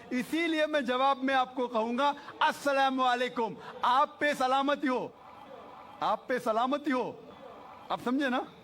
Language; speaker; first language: Hindi; non-native, local second language; Konkani